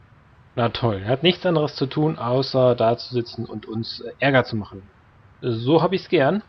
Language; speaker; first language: German; native; German